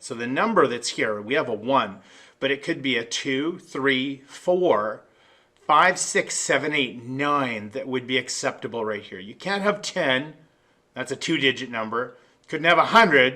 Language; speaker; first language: English; native; English